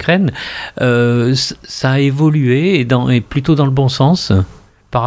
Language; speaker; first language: French; native; French